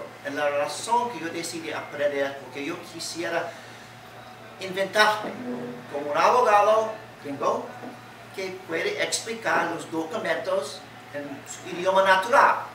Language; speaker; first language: Spanish; non-native, learner; English